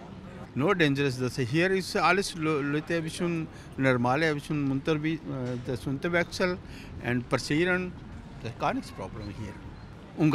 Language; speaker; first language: German; non-native, learner; Hungarian